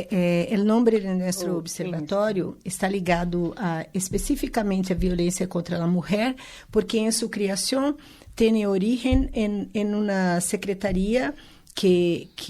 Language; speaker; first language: Spanish; non-native, fluent; Portuguese